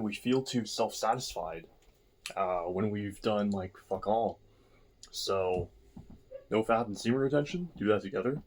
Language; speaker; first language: English; native; English